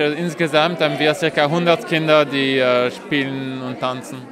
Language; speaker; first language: German; non-native, fluent; French